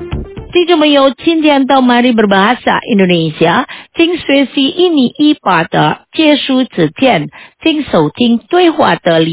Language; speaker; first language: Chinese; non-native, fluent; Indonesian